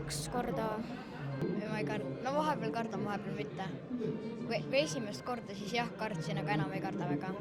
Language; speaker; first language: Estonian; non-native, local second language; Russian